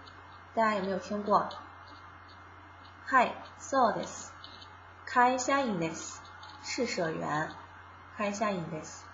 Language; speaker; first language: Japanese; non-native, fluent; Chinese